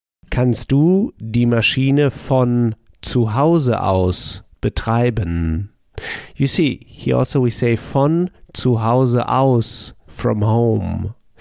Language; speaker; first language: German; native; German